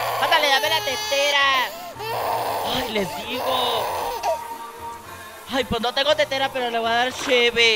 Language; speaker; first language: Spanish; native; Spanish